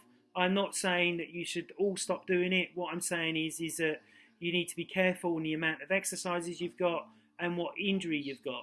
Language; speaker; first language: English; native; English